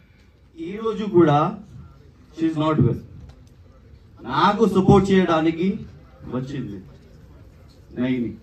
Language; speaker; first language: Telugu; non-native, learner; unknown